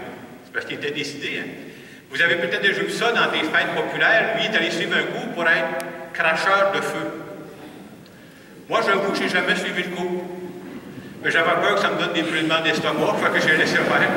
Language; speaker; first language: French; native; French